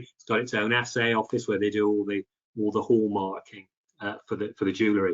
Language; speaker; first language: English; native; English